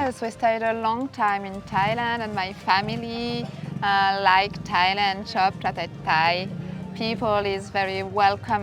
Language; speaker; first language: English; non-native, learner; French